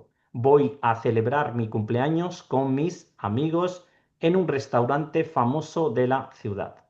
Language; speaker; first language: Spanish; non-native, fluent; Urdu